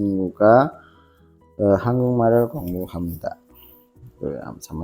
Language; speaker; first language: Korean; non-native, learner; Indonesian